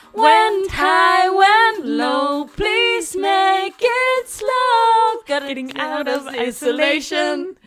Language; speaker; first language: English; non-native, fluent; Danish